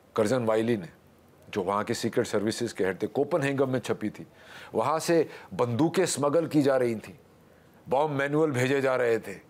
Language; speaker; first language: Hindi; native; Hindi